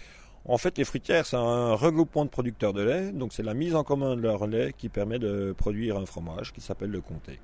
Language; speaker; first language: French; native; French